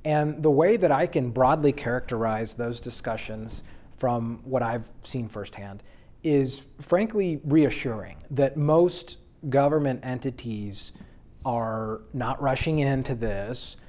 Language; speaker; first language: English; native; English